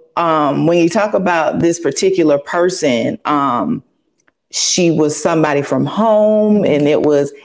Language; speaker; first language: English; native; English